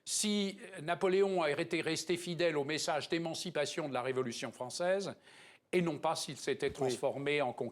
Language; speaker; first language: French; native; French